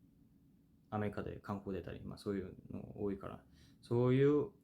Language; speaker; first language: Japanese; non-native, fluent; Korean